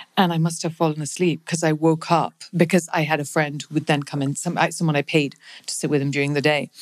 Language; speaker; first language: English; non-native, local second language; Punjabi